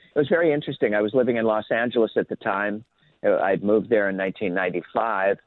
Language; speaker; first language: English; native; English